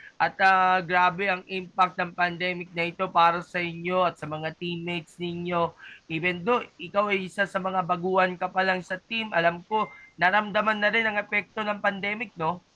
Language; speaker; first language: Filipino; native; Filipino